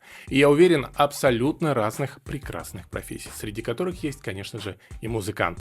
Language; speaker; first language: Russian; native; Russian